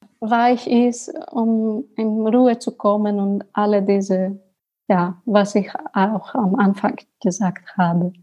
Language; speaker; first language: German; non-native, learner; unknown